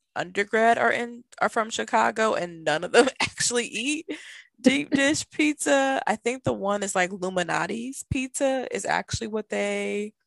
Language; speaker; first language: English; native; English